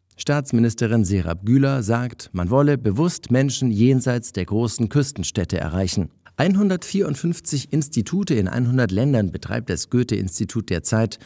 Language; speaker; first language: German; native; German